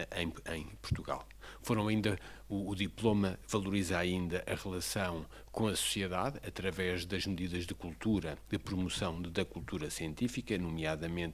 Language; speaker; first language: Portuguese; native; Portuguese